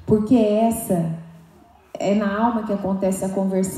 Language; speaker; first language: Portuguese; native; Portuguese